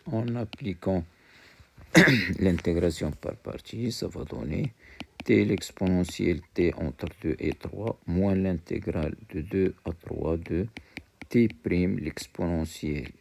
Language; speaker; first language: French; non-native, local second language; Arabic